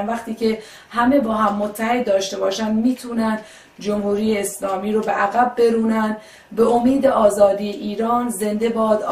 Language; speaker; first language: Persian; native; Persian